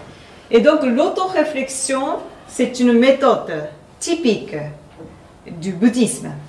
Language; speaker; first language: French; non-native, fluent; Japanese